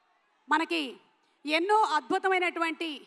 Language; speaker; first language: Telugu; native; Telugu